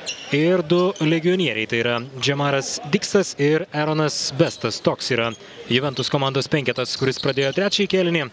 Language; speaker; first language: Lithuanian; native; Lithuanian